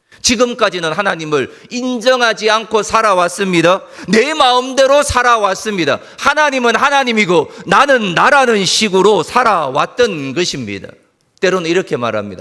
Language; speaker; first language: Korean; native; Korean